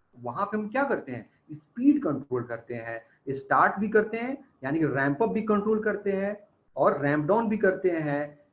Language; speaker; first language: Hindi; native; Hindi